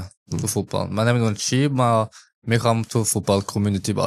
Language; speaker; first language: Persian; early bilingual, heritage; English